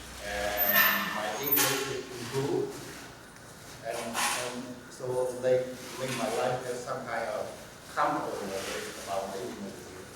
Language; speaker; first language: English; non-native, learner; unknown